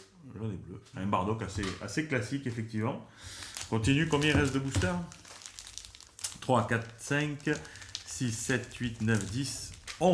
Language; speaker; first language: French; native; French